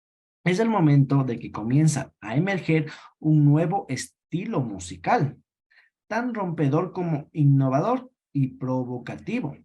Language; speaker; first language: Spanish; native; Spanish